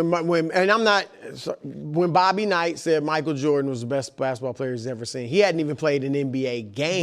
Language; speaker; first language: English; native; English